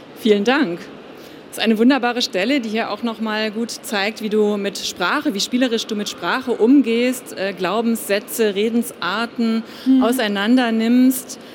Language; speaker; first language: German; native; German